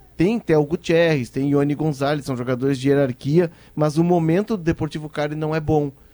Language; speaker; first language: Portuguese; native; Portuguese